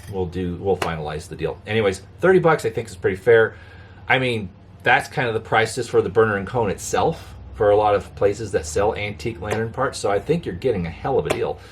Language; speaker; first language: English; native; English